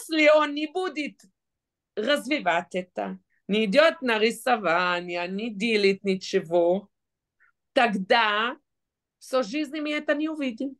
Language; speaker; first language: Russian; non-native, fluent; Hebrew